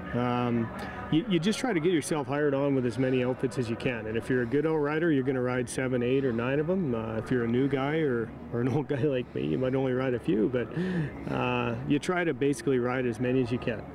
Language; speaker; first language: English; native; English